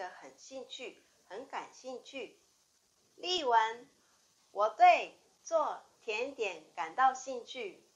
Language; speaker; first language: Chinese; non-native, fluent; Japanese